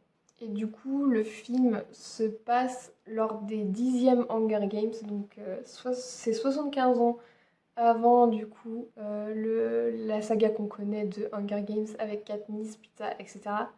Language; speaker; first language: French; native; French